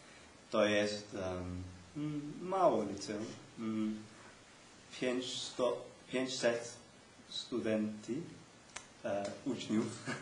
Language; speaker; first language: Polish; non-native, learner; English